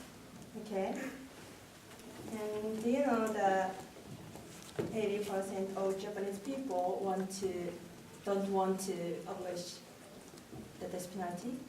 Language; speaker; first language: English; non-native, learner; Japanese